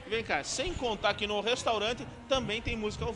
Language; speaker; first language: Portuguese; native; Portuguese